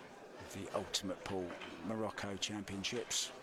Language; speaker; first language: English; native; English